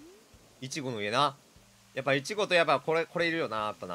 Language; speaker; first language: Japanese; native; Japanese